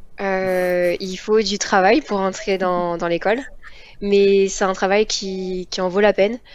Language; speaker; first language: French; native; French